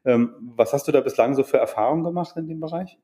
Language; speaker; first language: German; native; German